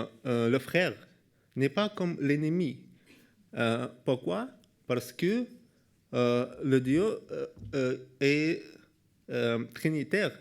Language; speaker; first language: French; non-native, learner; Russian